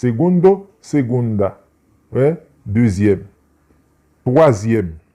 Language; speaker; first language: Spanish; non-native, fluent; Haitian Creole